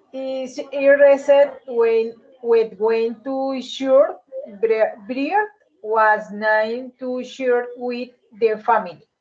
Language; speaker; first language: English; non-native, learner; Spanish